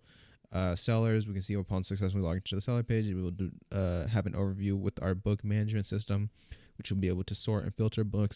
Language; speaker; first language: English; native; English